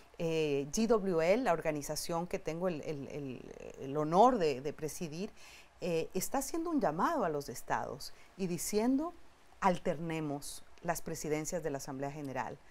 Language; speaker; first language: Spanish; native; Spanish